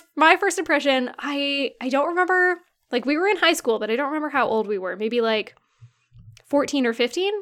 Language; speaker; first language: English; early bilingual, other home language; Ukrainian